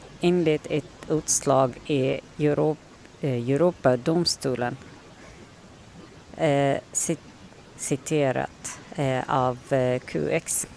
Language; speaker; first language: Swedish; non-native, learner; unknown